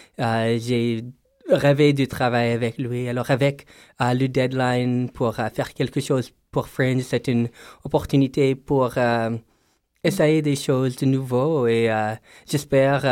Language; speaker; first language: French; non-native, local second language; English